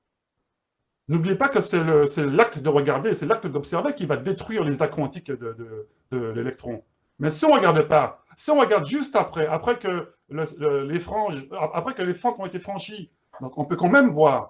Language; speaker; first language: French; native; French